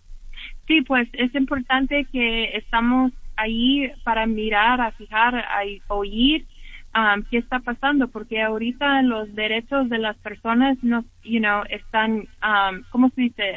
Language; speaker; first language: Spanish; early bilingual, heritage; English